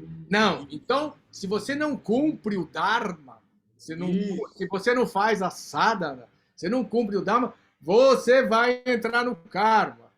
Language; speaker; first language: Portuguese; native; Portuguese